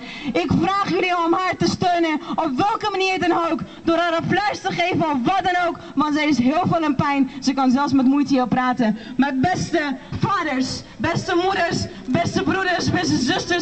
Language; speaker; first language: Dutch; non-native, fluent; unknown